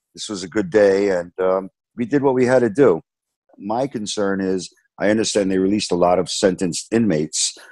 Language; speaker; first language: English; native; English